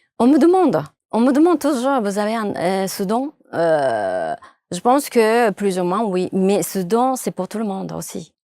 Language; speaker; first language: French; non-native, fluent; Japanese